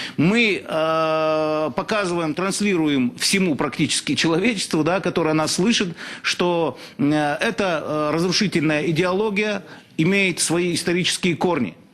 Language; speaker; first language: Russian; non-native, local second language; Chechen